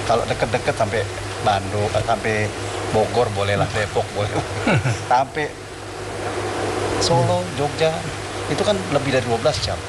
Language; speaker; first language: Indonesian; native; Indonesian